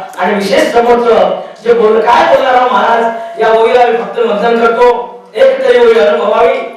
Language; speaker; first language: Marathi; non-native, local second language; Lambadi